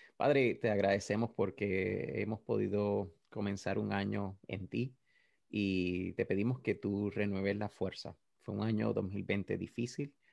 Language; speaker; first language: Spanish; native; Spanish